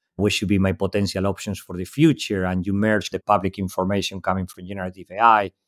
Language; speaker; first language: English; non-native, fluent; Spanish